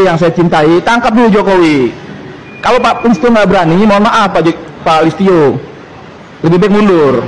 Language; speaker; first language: Indonesian; native; Indonesian